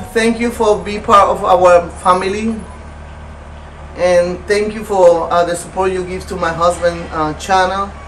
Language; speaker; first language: English; non-native, learner; Spanish